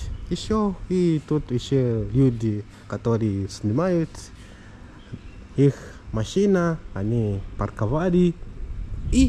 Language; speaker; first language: Russian; non-native, learner; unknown